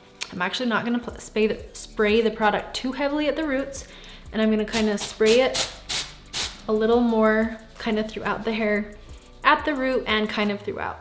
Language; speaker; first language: English; native; English